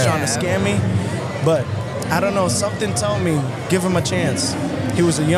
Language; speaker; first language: English; early bilingual, other home language; Spanish